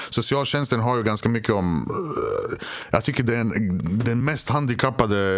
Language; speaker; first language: Swedish; early bilingual, other home language; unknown